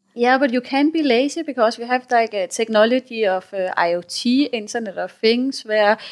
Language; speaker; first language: English; non-native, fluent; Danish